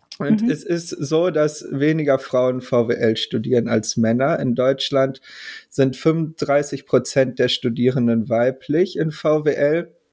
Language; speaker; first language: German; native; German